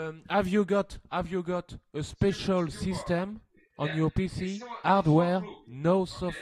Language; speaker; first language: English; non-native, learner; French